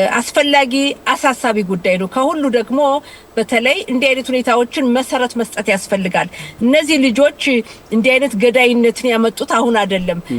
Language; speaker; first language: Amharic; native; Amharic